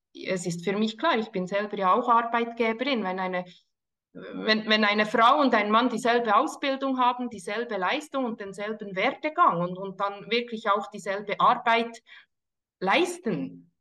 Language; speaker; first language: German; native; German